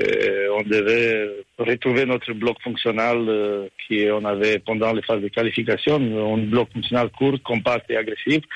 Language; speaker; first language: French; non-native, fluent; Romanian